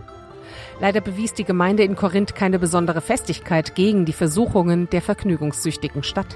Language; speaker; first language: German; native; German